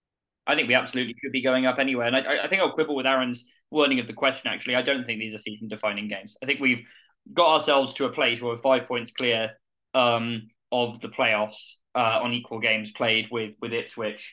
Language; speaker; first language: English; native; English